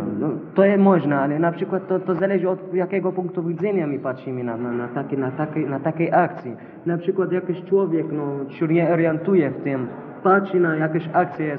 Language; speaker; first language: Polish; non-native, learner; Arabic